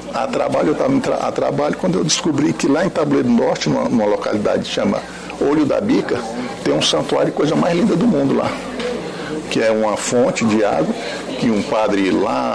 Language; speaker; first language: Portuguese; native; Portuguese